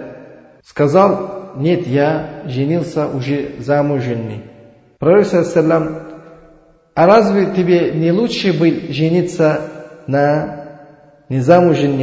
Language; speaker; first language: Russian; non-native, learner; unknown